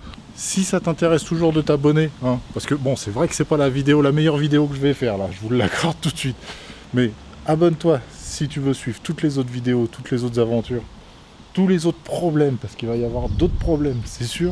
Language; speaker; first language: French; native; French